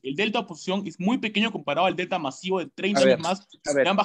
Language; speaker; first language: Spanish; native; Spanish